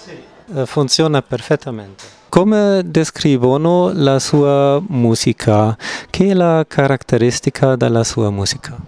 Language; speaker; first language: Italian; non-native, learner; German